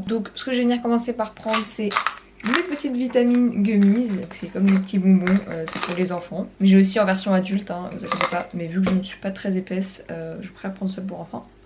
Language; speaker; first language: French; native; French